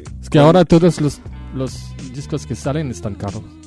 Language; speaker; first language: Spanish; non-native, fluent; French